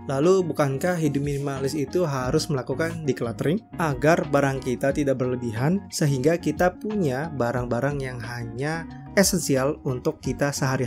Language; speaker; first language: Indonesian; native; Indonesian